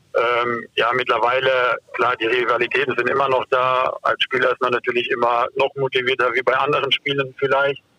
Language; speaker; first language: German; native; German